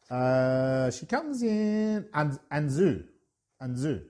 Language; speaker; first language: English; native; English